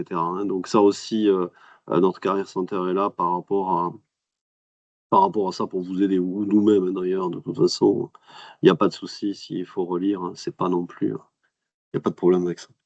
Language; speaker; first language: French; native; French